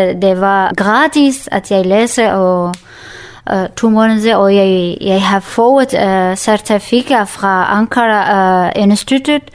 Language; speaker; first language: Danish; non-native, learner; Kurdish